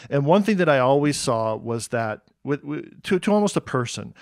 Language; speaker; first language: English; native; English